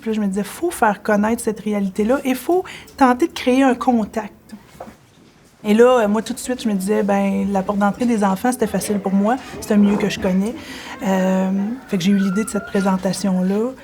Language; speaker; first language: French; native; French